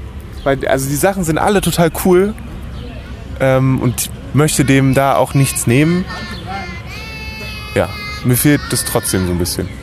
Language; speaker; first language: German; native; German